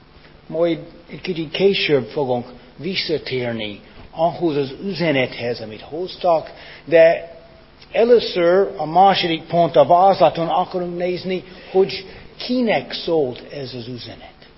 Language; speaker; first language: Hungarian; non-native, fluent; English